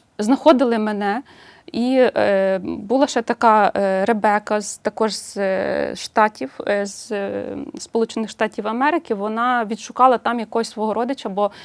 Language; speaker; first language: Ukrainian; native; Ukrainian